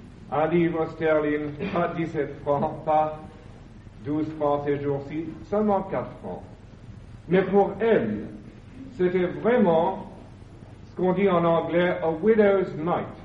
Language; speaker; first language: French; non-native, fluent; English